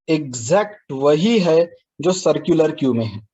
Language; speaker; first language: Hindi; non-native, local second language; Marathi